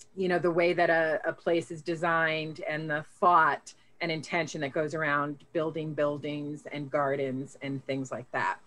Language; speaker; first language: English; native; English